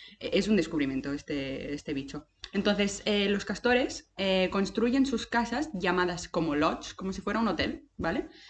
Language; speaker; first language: Spanish; native; Spanish